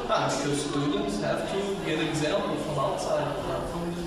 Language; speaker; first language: English; non-native, fluent; Portuguese